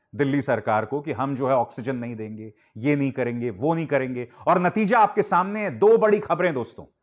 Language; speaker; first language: Hindi; native; Hindi